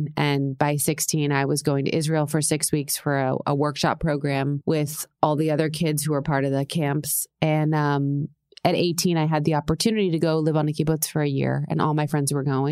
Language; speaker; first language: English; native; English